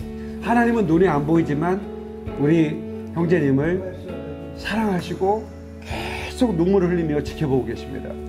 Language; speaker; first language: Korean; native; Korean